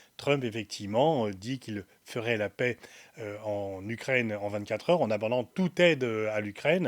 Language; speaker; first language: French; native; French